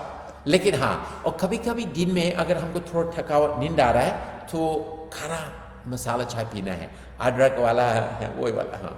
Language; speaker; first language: Hindi; non-native, fluent; English